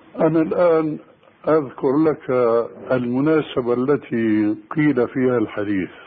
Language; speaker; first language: Arabic; early bilingual, other home language; Albanian